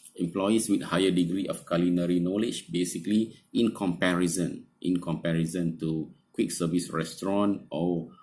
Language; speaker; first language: English; non-native, local second language; Malay